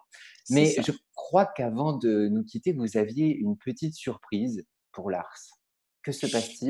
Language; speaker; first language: French; native; French